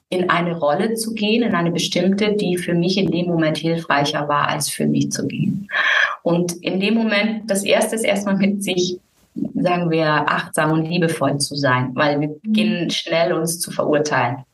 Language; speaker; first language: German; native; German